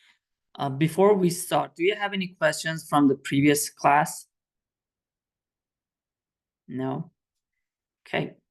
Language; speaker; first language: English; non-native, fluent; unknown